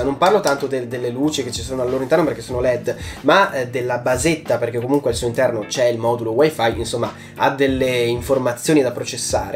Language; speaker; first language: Italian; native; Italian